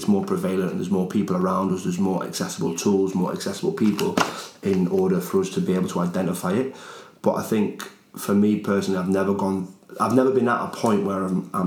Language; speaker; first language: English; native; English